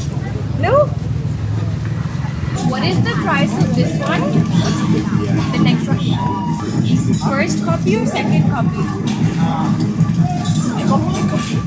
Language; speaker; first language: English; non-native, local second language; Urdu